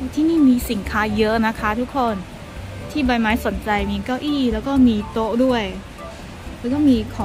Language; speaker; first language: Thai; non-native, fluent; Chinese